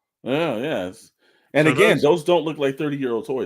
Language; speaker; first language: English; native; English